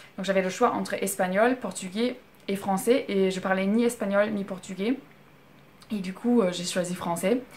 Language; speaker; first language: French; non-native, fluent; German